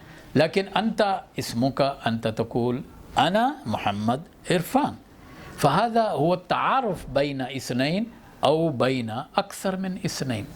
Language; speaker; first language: Arabic; non-native, fluent; Urdu